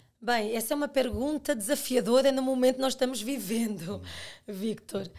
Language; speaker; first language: Portuguese; native; Portuguese